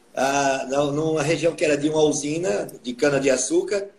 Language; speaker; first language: Portuguese; native; Portuguese